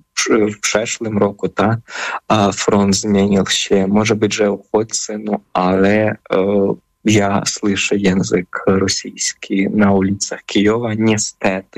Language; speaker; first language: Polish; non-native, fluent; Ukrainian